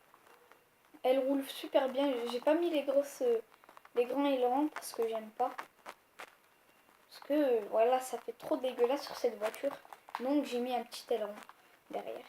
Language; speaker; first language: French; native; French